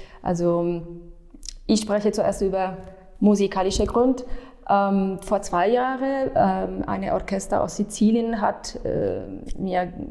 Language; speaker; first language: German; non-native, fluent; Italian